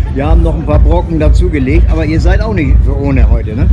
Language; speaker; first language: German; native; German